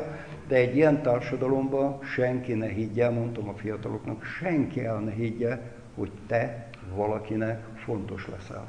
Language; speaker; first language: Hungarian; native; Hungarian